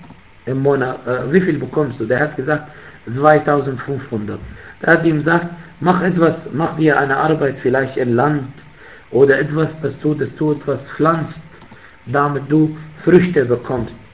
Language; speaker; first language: German; non-native, fluent; Arabic